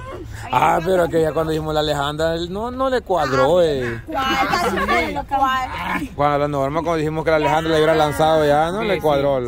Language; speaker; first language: Spanish; native; Spanish